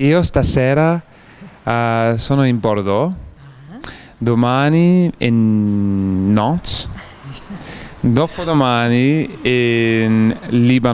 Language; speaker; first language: Italian; non-native, learner; English